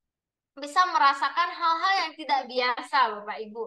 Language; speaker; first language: Indonesian; native; Indonesian